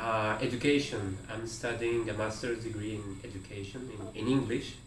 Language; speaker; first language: English; non-native, fluent; Spanish